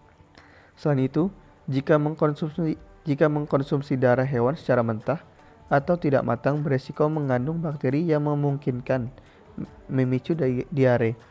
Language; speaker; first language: Indonesian; native; Indonesian